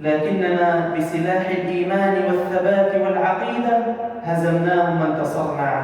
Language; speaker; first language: Arabic; native; Arabic